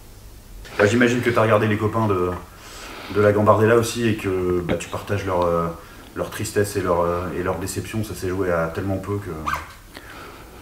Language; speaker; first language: French; native; French